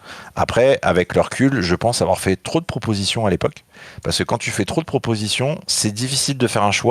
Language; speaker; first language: French; native; French